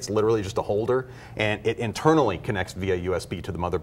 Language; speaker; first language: English; native; English